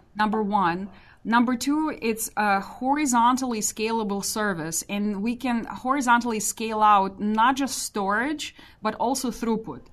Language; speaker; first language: English; non-native, fluent; Russian